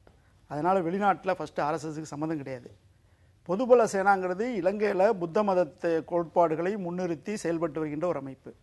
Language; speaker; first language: Tamil; native; Tamil